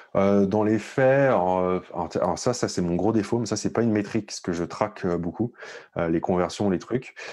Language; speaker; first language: French; native; French